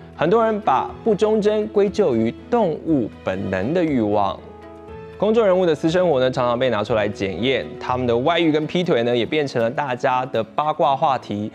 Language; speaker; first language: Chinese; native; Chinese